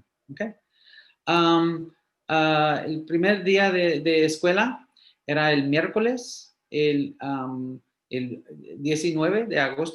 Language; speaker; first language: Spanish; early bilingual, heritage; English